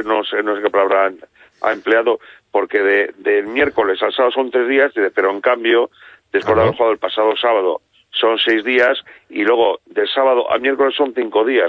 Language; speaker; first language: Spanish; native; Spanish